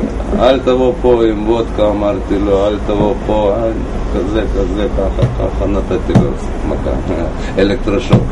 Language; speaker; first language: Hebrew; non-native, learner; Russian